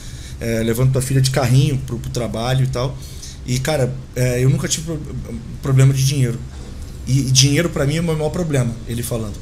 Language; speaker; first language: Portuguese; native; Portuguese